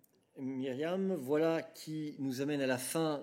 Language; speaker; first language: French; native; French